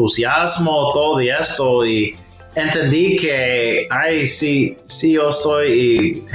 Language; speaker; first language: Spanish; non-native, fluent; English